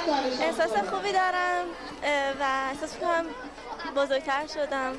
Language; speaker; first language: Persian; early bilingual, heritage; Persian